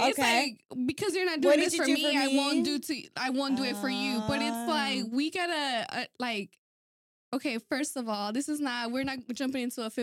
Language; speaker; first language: English; early bilingual, other home language; Spanish